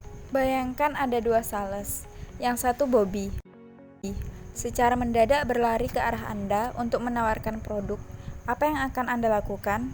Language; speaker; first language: Indonesian; native; Indonesian